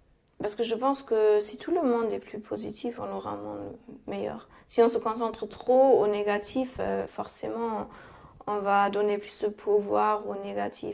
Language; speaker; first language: French; non-native, fluent; German